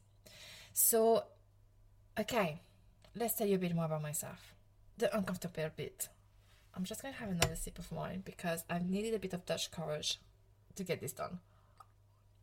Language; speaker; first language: English; non-native, fluent; French